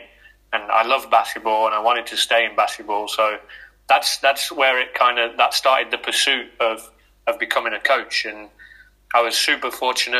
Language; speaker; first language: English; native; English